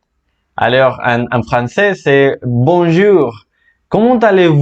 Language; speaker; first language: French; non-native, fluent; Spanish